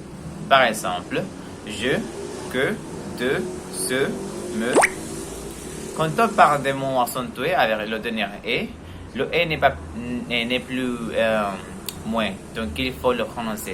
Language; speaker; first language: French; non-native, learner; Spanish